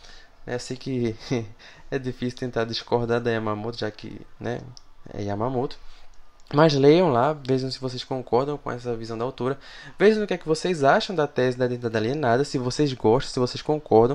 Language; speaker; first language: Portuguese; native; Portuguese